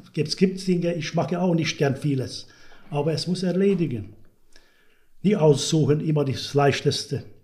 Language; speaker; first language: German; non-native, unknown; Hungarian